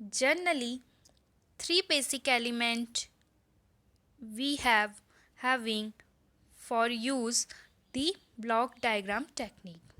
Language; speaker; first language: English; non-native, local second language; Hindi